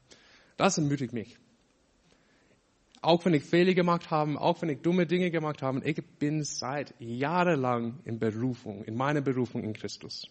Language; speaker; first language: German; non-native, fluent; English